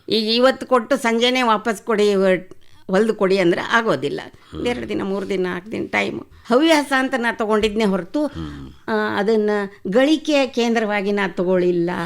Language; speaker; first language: Kannada; native; Kannada